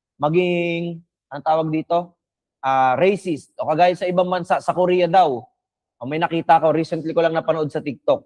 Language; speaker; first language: Filipino; non-native, local second language; Bikol